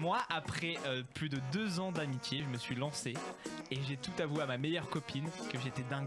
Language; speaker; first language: French; native; French